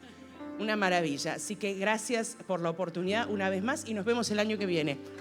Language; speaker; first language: Spanish; native; Spanish